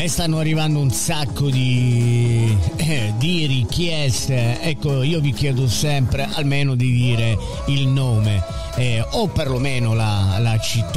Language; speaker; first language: Italian; native; Italian